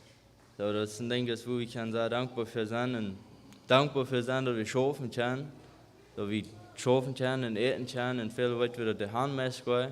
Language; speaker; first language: German; non-native, learner; Low German